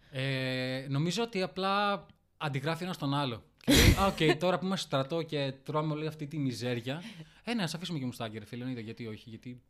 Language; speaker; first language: Greek; native; Greek